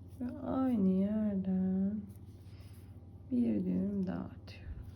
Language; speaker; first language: Turkish; native; Turkish